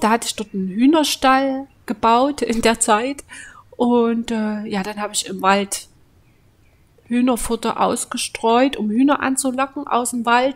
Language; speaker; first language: German; native; German